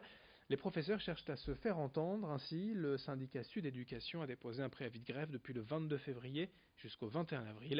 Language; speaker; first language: French; native; French